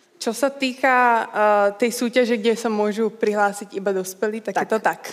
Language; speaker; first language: Slovak; early bilingual, heritage; Slovak